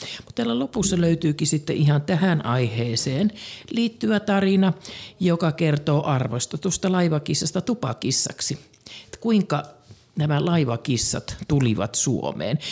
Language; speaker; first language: Finnish; native; Finnish